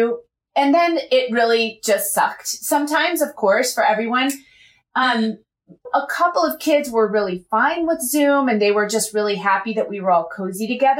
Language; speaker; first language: English; native; English